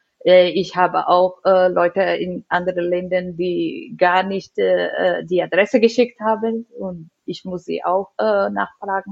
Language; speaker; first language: German; non-native, fluent; Portuguese